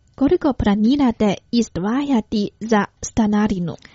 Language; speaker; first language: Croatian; non-native, fluent; Chinese